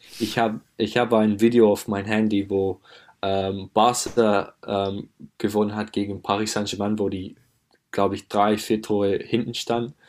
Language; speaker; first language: German; non-native, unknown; English